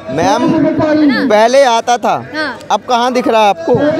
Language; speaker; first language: Hindi; native; Hindi